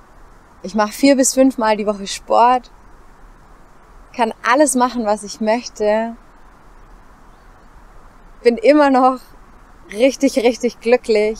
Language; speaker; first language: German; native; German